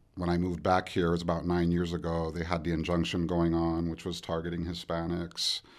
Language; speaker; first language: English; early bilingual, other home language; Spanish